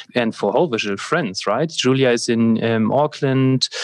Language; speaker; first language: English; non-native, fluent; German